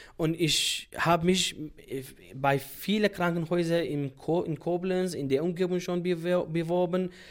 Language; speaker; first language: German; non-native, fluent; Central Kurdish